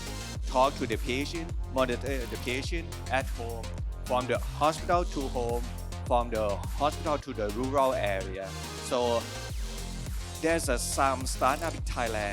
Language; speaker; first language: English; non-native, learner; Thai